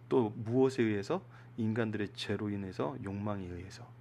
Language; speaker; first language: Korean; native; Korean